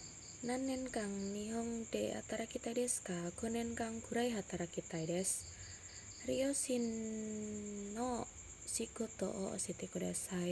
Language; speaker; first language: Japanese; non-native, learner; Indonesian